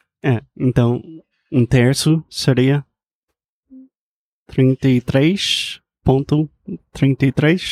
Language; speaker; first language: Portuguese; non-native, fluent; English